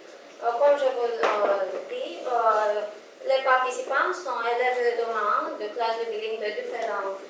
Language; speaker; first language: French; non-native, learner; Romanian